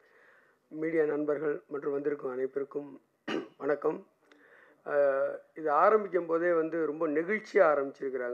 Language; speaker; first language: Tamil; native; Tamil